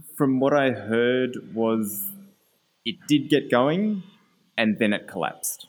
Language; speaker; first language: English; native; English